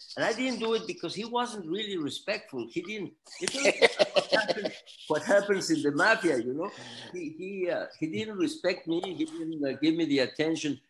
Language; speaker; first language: English; non-native, fluent; Spanish